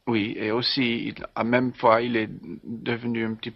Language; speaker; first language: French; non-native, learner; English